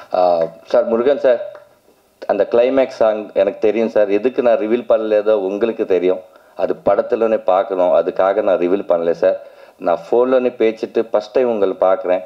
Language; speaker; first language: Tamil; non-native, learner; Telugu